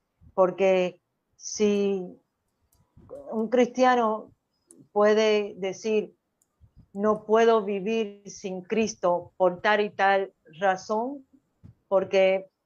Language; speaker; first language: Spanish; early bilingual, other home language; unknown